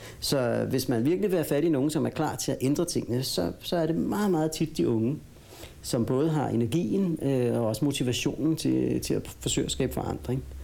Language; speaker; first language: Danish; native; Danish